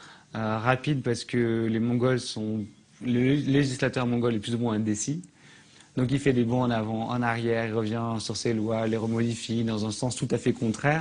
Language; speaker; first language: French; native; French